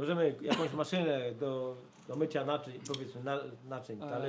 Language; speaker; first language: Polish; native; Polish